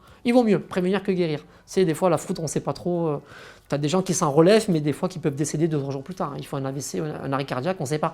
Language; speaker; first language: French; native; French